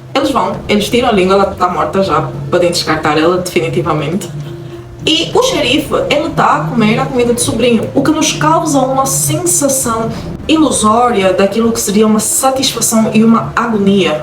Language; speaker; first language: Portuguese; native; Portuguese